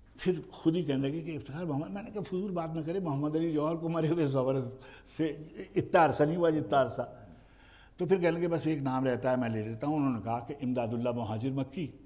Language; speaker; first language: Urdu; native; Urdu